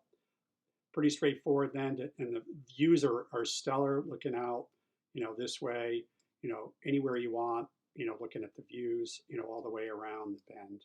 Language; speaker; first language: English; native; English